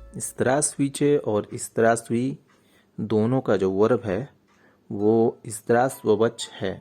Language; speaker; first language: Hindi; native; Hindi